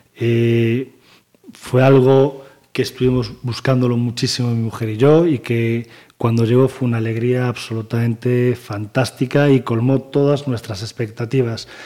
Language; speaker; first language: Spanish; native; Spanish